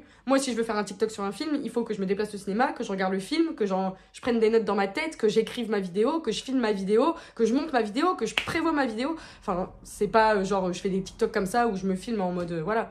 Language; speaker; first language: French; native; French